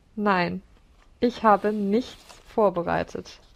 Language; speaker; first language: German; non-native, learner; English